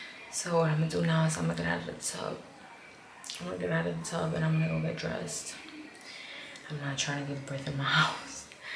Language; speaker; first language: English; early bilingual, other home language; Spanish